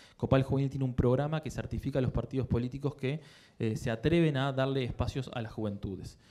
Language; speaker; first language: Spanish; native; Spanish